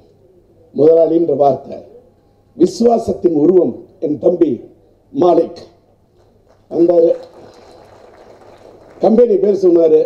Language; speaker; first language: Tamil; native; Tamil